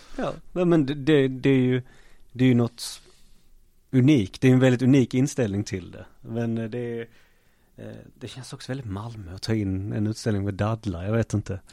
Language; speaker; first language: Swedish; native; Swedish